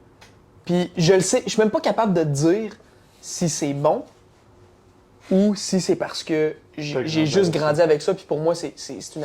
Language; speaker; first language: French; native; French